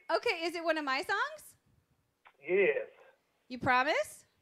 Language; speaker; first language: English; native; English